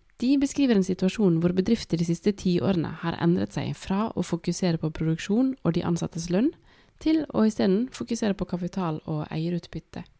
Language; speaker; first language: Norwegian; native; Norwegian